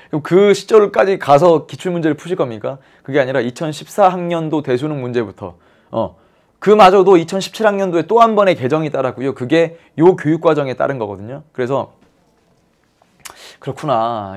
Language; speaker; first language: Korean; native; Korean